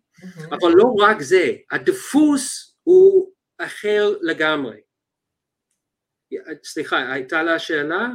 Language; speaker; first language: Hebrew; non-native, fluent; English